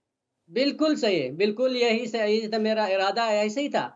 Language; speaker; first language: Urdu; non-native, learner; Persian